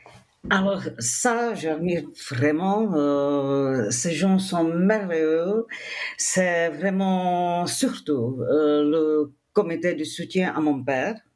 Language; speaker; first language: French; non-native, fluent; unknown